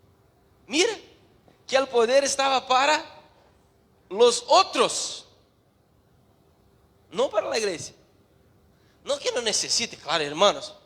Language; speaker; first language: Spanish; non-native, learner; Portuguese